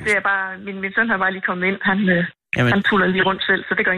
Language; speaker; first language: Danish; native; Danish